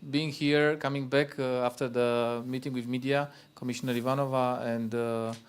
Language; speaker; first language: English; non-native, fluent; Romanian